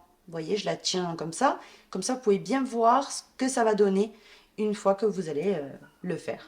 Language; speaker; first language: French; native; French